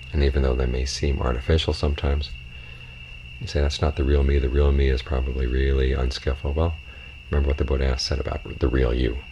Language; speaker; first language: English; native; English